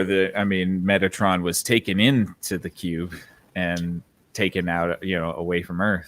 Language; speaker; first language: English; native; English